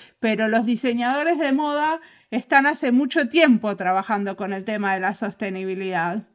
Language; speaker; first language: Spanish; native; Spanish